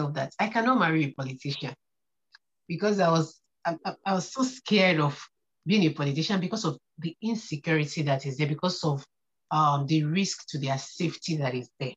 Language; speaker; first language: English; non-native, local second language; Yoruba